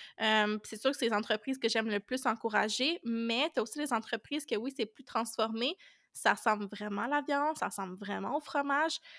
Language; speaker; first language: French; native; French